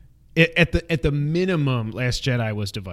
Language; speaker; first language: English; native; English